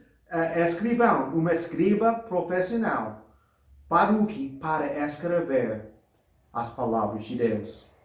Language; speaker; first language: Portuguese; non-native, fluent; English